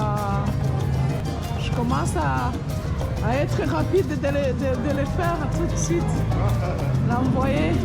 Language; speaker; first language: French; non-native, local second language; Kinyarwanda